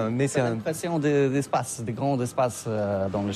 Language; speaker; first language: French; non-native, learner; Polish